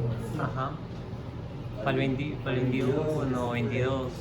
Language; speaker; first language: Spanish; native; Spanish